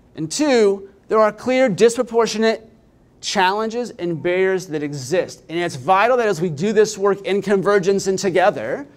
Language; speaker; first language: English; native; English